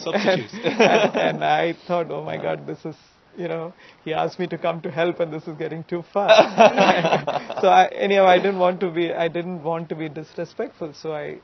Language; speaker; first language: English; non-native, local second language; Malayalam